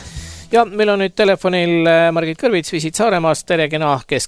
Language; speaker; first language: Estonian; native; Estonian